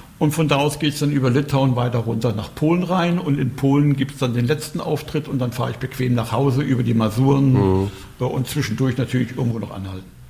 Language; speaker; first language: German; native; German